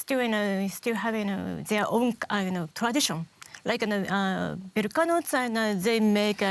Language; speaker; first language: English; non-native, learner; Japanese